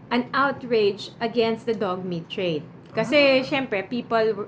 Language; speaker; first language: English; non-native, local second language; Filipino